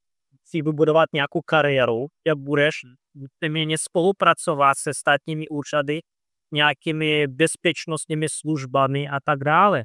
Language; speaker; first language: Czech; non-native, fluent; Russian